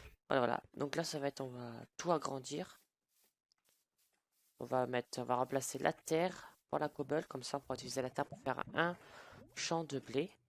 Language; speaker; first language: French; native; French